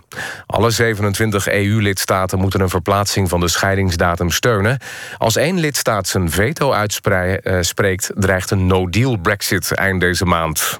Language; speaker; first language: Dutch; native; Dutch